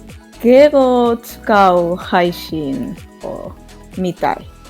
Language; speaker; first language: Japanese; non-native, fluent; English